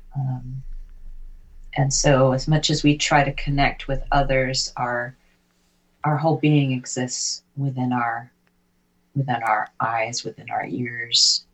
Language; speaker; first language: English; native; English